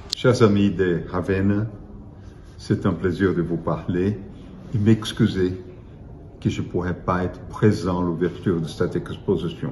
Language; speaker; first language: French; non-native, fluent; Portuguese